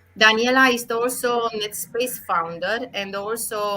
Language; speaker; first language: English; non-native, fluent; Romanian